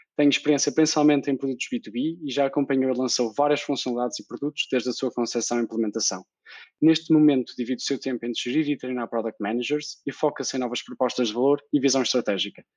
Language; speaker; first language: Portuguese; native; Portuguese